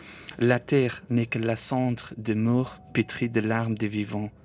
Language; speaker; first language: French; non-native, fluent; Persian